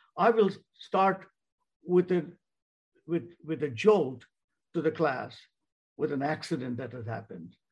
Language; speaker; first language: English; non-native, local second language; Bangla